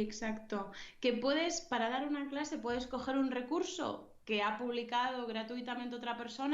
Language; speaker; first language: Spanish; native; Spanish